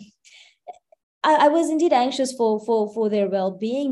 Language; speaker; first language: English; native; English